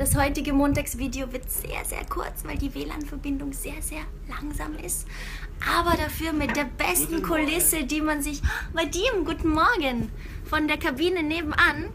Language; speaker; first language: German; native; German